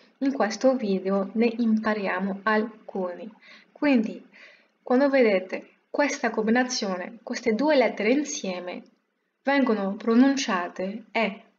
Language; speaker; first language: Italian; non-native, fluent; French